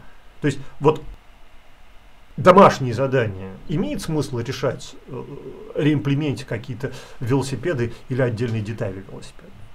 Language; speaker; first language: Russian; native; Russian